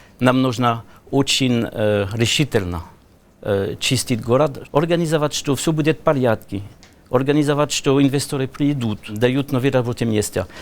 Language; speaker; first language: Russian; non-native, learner; French